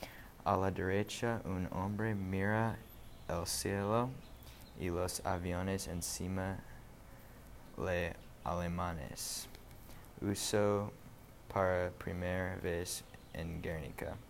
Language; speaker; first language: Spanish; non-native, learner; English